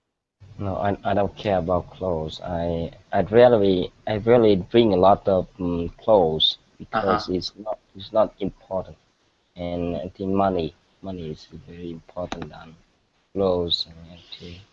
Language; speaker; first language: English; non-native, learner; Vietnamese